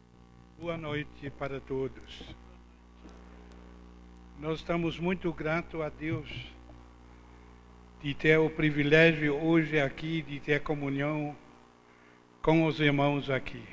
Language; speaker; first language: Portuguese; non-native, fluent; German